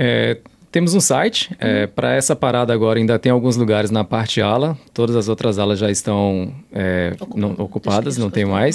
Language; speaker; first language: Portuguese; native; Portuguese